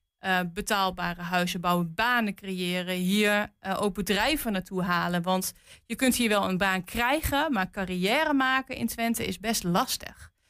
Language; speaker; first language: Dutch; native; Dutch